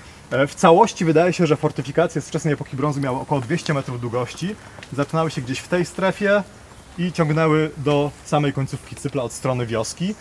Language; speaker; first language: Polish; native; Polish